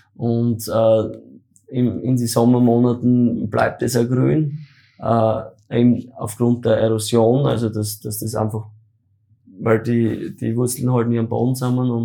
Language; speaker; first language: German; native; German